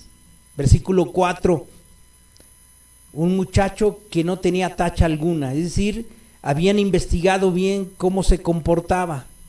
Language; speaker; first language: Spanish; native; Spanish